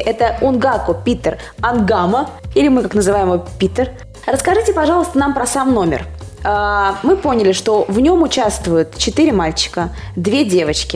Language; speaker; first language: Russian; native; Russian